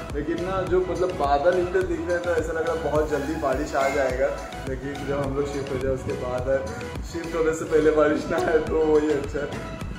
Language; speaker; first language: Hindi; non-native, local second language; Marathi